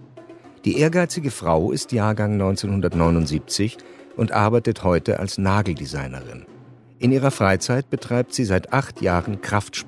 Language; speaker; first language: German; native; German